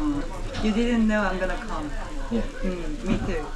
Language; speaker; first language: English; non-native, learner; Korean